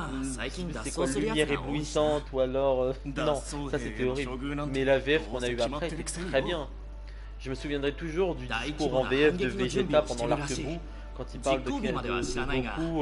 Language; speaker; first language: French; native; French